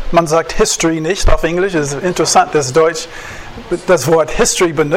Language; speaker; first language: German; non-native, fluent; English